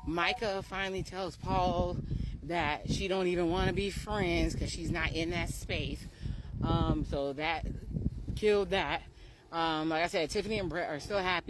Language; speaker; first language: English; native; English